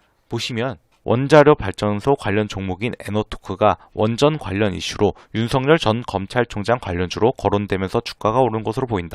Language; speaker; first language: Korean; native; Korean